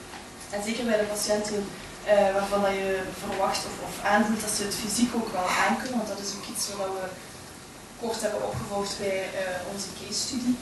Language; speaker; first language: Dutch; native; Dutch